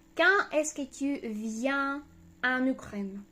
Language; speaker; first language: French; non-native, fluent; Ukrainian